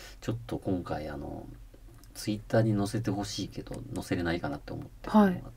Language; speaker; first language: Japanese; native; Japanese